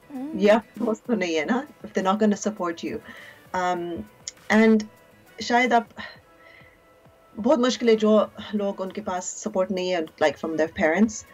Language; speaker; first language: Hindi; early bilingual, heritage; Urdu